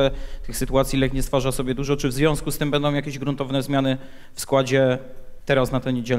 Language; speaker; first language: Polish; native; Polish